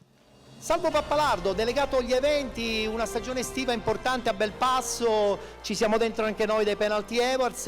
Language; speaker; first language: Italian; native; Italian